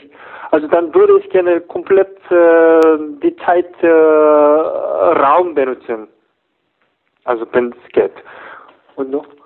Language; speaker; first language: German; non-native, learner; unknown